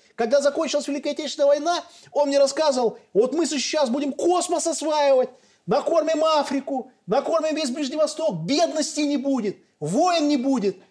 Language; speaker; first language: Russian; native; Russian